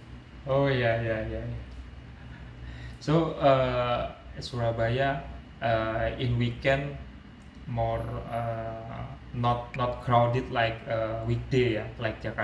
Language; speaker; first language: English; non-native, learner; Indonesian